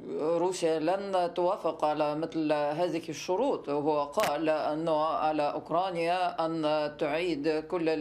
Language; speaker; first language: Arabic; non-native, fluent; Russian